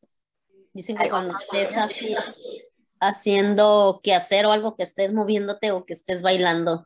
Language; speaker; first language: Spanish; native; Spanish